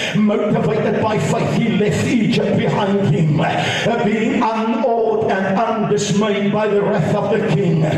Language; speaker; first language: English; non-native, local second language; Afrikaans